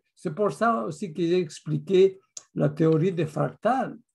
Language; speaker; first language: French; non-native, fluent; Spanish